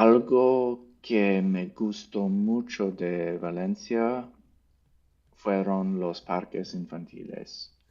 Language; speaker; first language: Spanish; non-native, learner; English